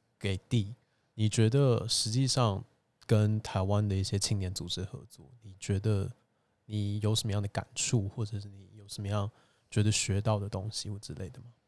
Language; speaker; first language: Chinese; native; Chinese